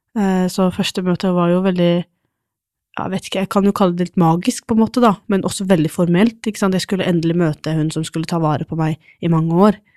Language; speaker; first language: Norwegian; non-native, fluent; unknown